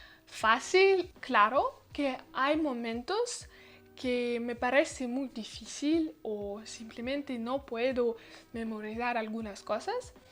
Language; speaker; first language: Spanish; non-native, learner; Russian